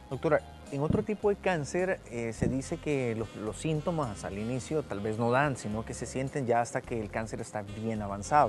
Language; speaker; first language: Spanish; native; Spanish